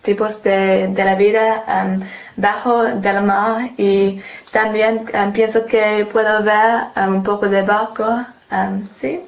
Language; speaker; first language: Spanish; non-native, learner; English